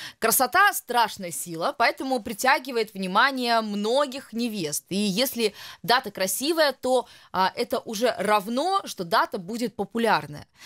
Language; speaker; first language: Russian; native; Russian